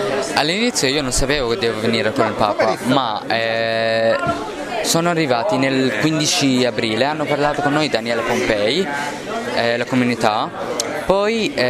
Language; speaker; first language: Italian; non-native, learner; Arabic